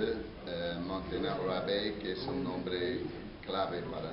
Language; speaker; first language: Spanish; non-native, fluent; English